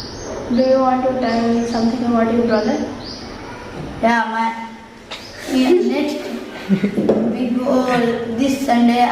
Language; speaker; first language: English; non-native, learner; Hindi